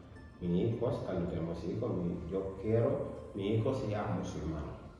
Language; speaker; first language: Spanish; non-native, learner; Fula